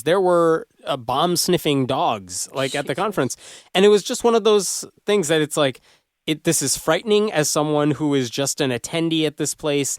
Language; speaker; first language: English; native; English